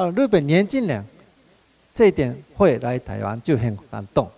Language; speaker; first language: Chinese; non-native, fluent; Japanese